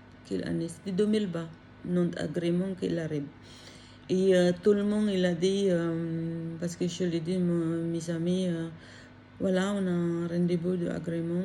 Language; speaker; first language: French; non-native, learner; Filipino